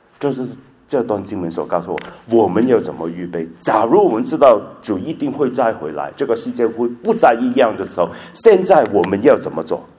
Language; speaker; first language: Chinese; non-native, local second language; Cantonese